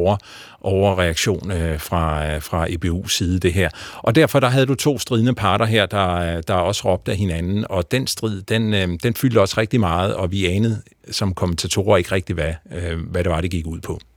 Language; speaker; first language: Danish; native; Danish